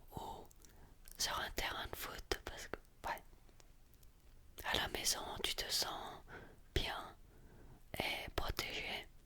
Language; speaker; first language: French; early bilingual, heritage; French